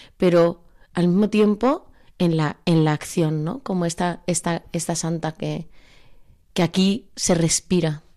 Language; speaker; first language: Spanish; native; Spanish